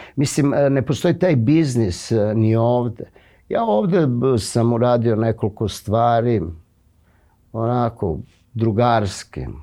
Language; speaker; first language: Serbian; native; Serbian